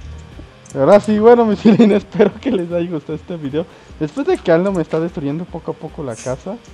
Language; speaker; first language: Spanish; native; Spanish